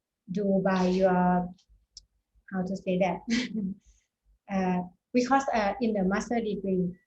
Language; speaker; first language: English; non-native, fluent; Thai